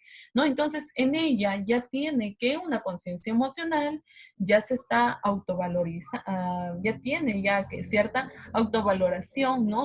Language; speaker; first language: Spanish; native; Spanish